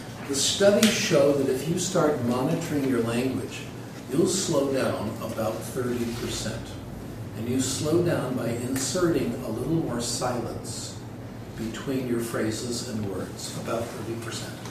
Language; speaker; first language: English; native; English